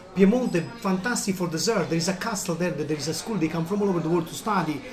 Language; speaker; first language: English; non-native, learner; Italian